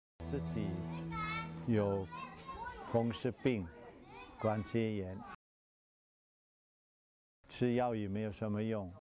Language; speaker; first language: Chinese; non-native, fluent; German